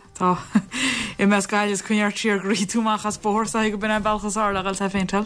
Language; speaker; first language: Irish; native; Irish